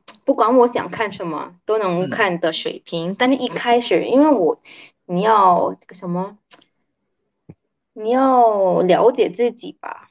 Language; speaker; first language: Chinese; early bilingual, heritage; Chinese